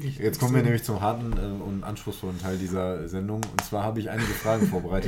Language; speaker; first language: German; native; German